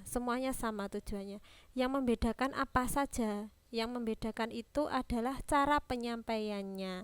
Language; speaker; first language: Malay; non-native, local second language; Javanese